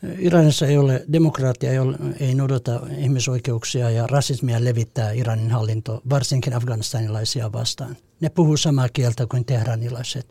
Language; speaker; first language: Finnish; non-native, fluent; Kurdish